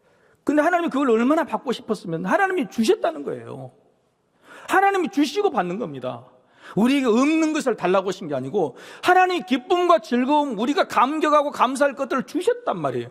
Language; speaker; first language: Korean; native; Korean